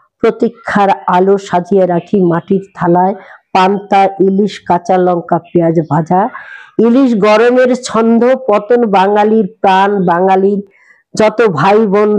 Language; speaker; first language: Bangla; native; Bangla